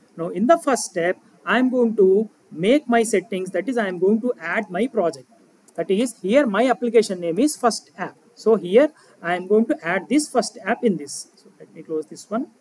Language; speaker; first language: English; non-native, local second language; Telugu